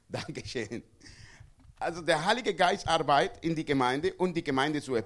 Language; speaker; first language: German; non-native, learner; Spanish